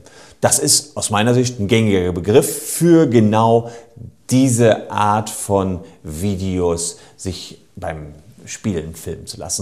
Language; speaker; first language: German; native; German